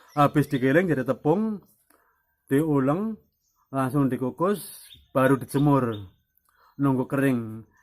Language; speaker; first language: Indonesian; non-native, local second language; Javanese